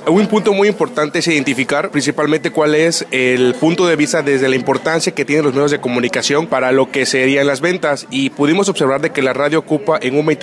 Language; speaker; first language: Spanish; native; Spanish